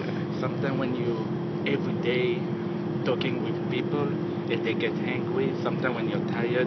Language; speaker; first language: English; non-native, fluent; French